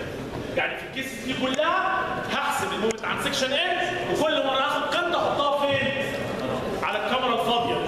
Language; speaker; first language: Arabic; native; Arabic